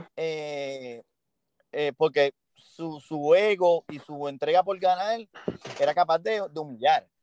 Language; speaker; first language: Spanish; early bilingual, heritage; Spanish